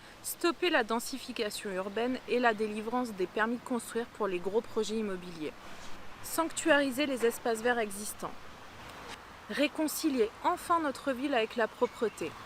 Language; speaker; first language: French; native; French